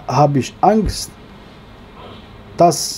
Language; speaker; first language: German; non-native, learner; Arabic